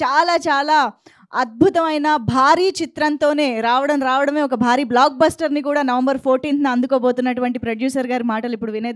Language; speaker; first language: Telugu; native; Telugu